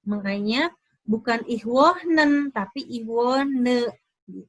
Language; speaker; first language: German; non-native, fluent; Indonesian